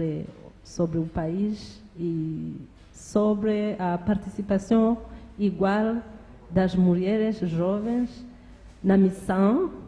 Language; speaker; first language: Portuguese; non-native, learner; Kinyarwanda